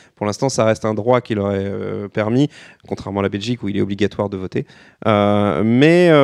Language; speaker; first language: French; native; French